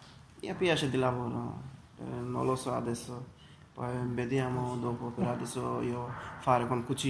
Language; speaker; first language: Italian; non-native, learner; Bangla